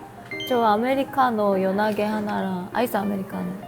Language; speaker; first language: Korean; non-native, fluent; Japanese